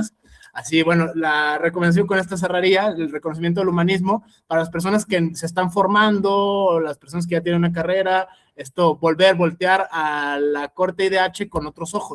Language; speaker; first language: Spanish; native; Spanish